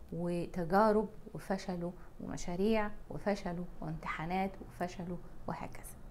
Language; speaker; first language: Arabic; native; Arabic